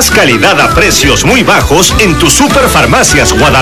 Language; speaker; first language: Spanish; native; Spanish